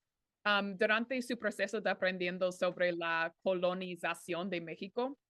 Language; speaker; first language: Spanish; non-native, fluent; English